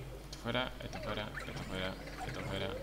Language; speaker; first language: Spanish; native; Spanish